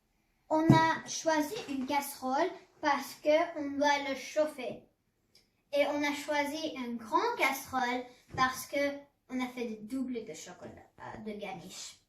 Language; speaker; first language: French; non-native, learner; English